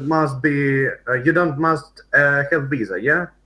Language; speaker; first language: English; non-native, learner; Russian